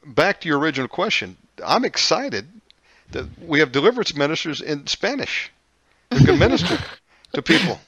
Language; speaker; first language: English; native; English